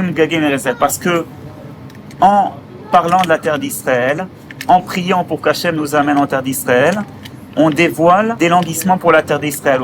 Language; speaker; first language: French; native; French